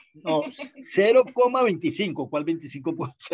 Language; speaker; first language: Spanish; native; Spanish